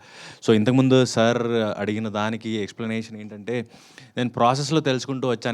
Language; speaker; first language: Telugu; native; Telugu